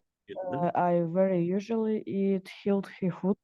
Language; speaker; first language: English; non-native, learner; Russian